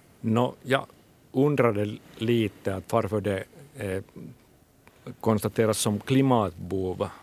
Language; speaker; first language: Swedish; non-native, local second language; Finnish